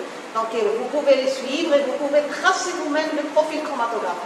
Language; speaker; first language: French; non-native, local second language; Arabic